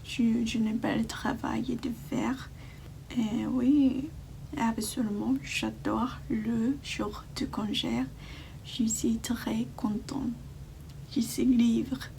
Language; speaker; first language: French; non-native, learner; Japanese